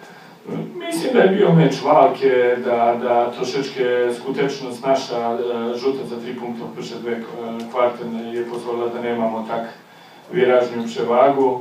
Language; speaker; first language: Polish; non-native, fluent; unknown